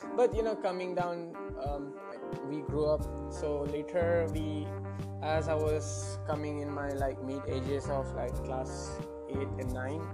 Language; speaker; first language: English; non-native, local second language; Manipuri